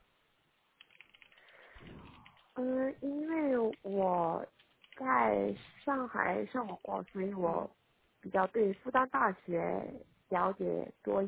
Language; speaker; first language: Chinese; non-native, learner; Korean